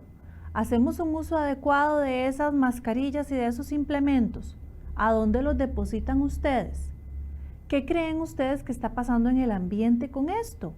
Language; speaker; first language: Spanish; native; Spanish